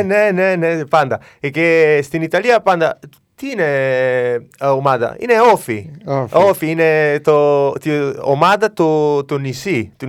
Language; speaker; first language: Greek; non-native, learner; Italian